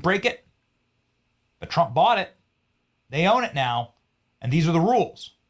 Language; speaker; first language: English; native; English